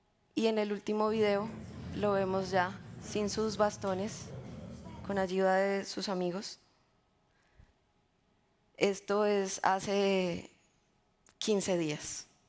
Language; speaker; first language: Spanish; native; Spanish